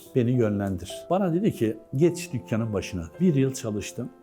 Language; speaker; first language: Turkish; native; Turkish